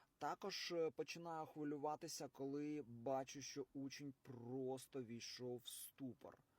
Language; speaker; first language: Ukrainian; non-native, local second language; Russian